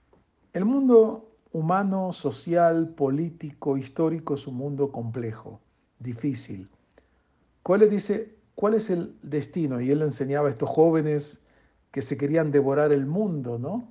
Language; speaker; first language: Spanish; native; Spanish